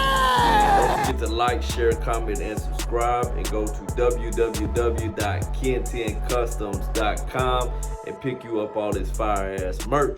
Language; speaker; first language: English; native; English